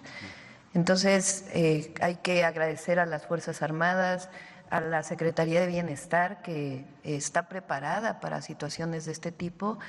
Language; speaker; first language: Spanish; native; Spanish